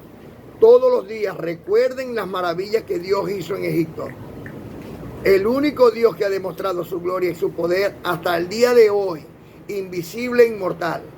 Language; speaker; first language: Spanish; native; Spanish